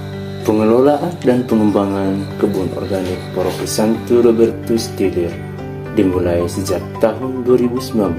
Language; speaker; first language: Indonesian; native; Indonesian